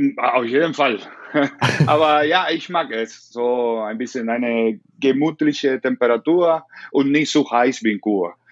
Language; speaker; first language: German; non-native, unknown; Spanish